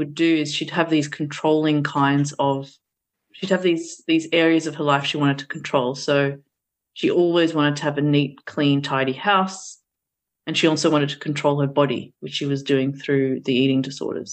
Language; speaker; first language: English; early bilingual, other home language; Portuguese